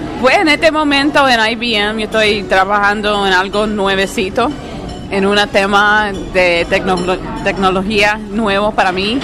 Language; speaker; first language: Spanish; early bilingual, heritage; English